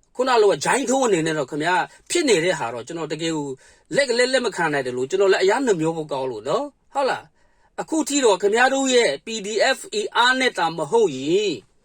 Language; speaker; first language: Burmese; non-native, local second language; Kachin